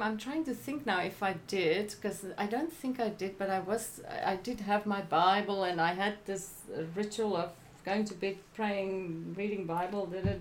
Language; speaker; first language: English; non-native, local second language; Afrikaans